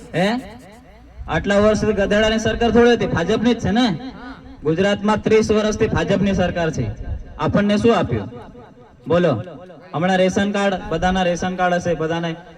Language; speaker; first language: Gujarati; non-native, local second language; Rathawi